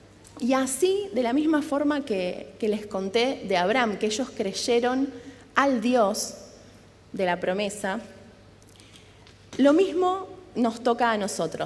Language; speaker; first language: Spanish; native; Spanish